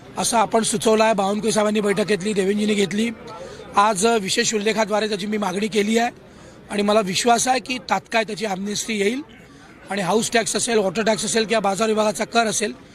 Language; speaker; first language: Marathi; native; Marathi